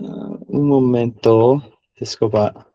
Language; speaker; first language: Spanish; non-native, learner; English